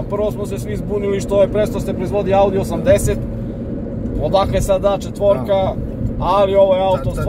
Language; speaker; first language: Serbian; native; Serbian